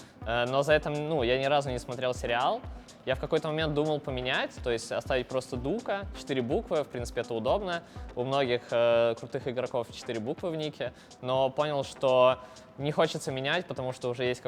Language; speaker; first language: Russian; native; Russian